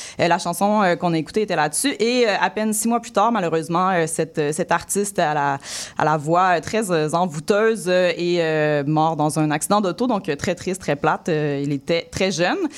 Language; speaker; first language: French; native; French